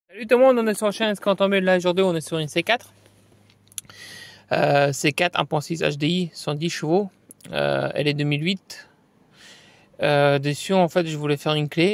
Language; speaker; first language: French; native; French